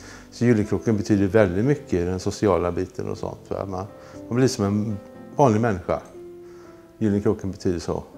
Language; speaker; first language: Swedish; native; Swedish